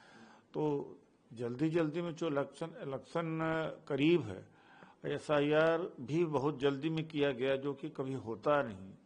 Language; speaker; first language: Hindi; native; Hindi